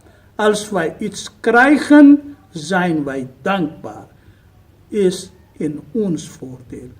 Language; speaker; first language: Dutch; non-native, fluent; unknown